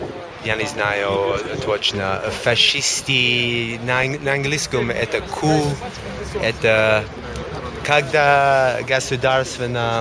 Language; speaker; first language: Russian; non-native, learner; English